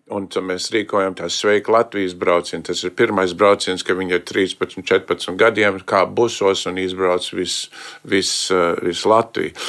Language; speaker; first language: Latvian; early bilingual, heritage; Latvian